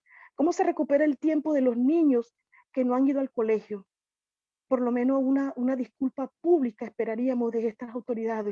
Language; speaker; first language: Spanish; native; Spanish